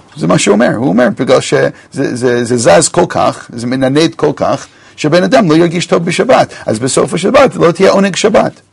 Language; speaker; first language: Hebrew; non-native, fluent; English